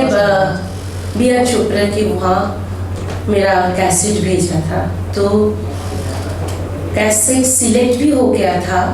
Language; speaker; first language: Hindi; non-native, local second language; Bangla